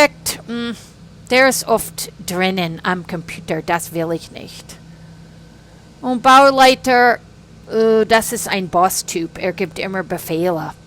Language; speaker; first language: German; non-native, fluent; English